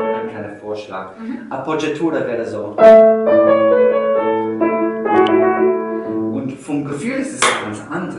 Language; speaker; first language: German; non-native, fluent; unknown